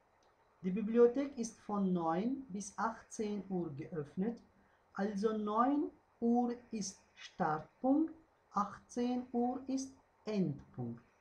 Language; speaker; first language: German; non-native, fluent; Uzbek